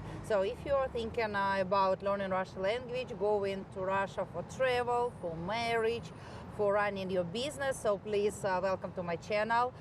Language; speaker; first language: English; non-native, fluent; Russian